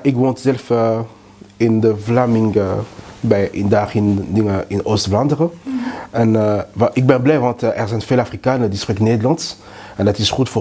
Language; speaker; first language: Dutch; non-native, learner; Lingala